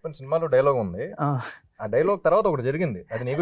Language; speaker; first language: Telugu; native; Telugu